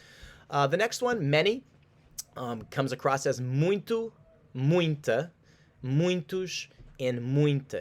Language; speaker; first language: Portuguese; non-native, fluent; English